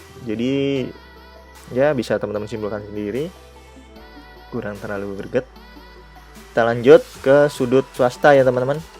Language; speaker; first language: Indonesian; native; Indonesian